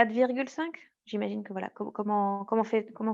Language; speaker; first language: French; native; French